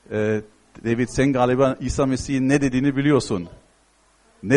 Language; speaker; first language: Turkish; non-native, fluent; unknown